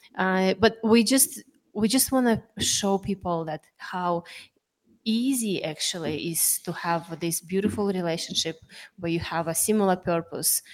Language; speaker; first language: English; non-native, fluent; Russian